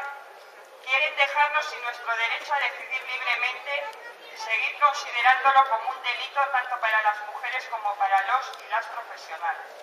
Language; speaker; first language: Spanish; native; Spanish